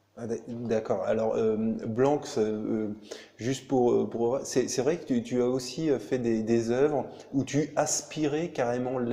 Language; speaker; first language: French; native; French